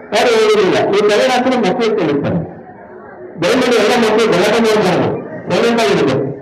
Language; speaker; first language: Kannada; non-native, local second language; Urdu